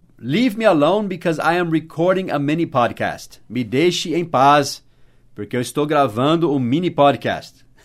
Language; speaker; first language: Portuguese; non-native, fluent; English